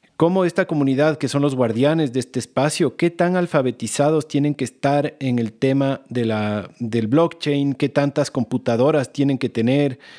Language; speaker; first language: Spanish; native; Spanish